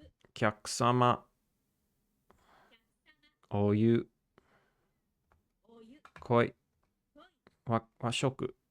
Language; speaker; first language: Japanese; non-native, learner; English